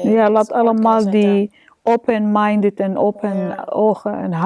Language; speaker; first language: Dutch; non-native, learner; Arabic